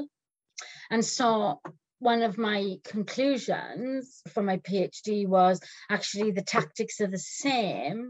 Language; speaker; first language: English; native; English